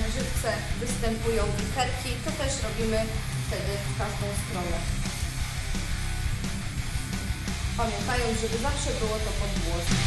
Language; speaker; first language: Polish; native; Polish